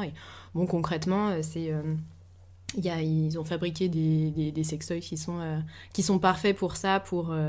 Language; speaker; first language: French; native; French